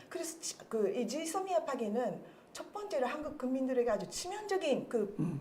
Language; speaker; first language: Korean; non-native, fluent; Japanese